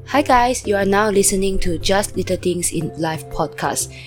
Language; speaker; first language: English; non-native, local second language; Chinese